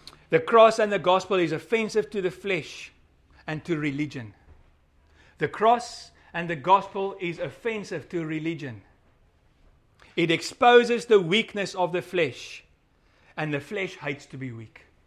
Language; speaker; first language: English; non-native, local second language; Afrikaans